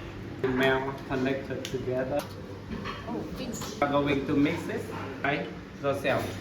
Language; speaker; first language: English; non-native, fluent; Vietnamese